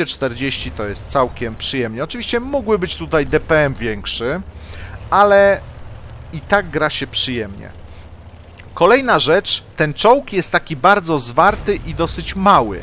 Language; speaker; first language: Polish; native; Polish